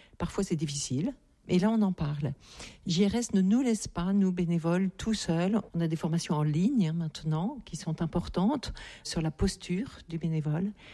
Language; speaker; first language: French; native; French